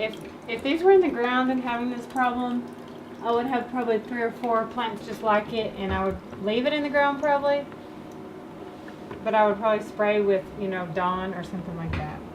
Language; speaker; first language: English; native; English